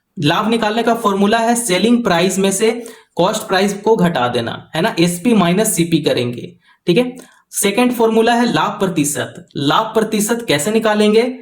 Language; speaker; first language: Hindi; native; Hindi